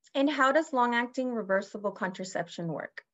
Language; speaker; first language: English; native; English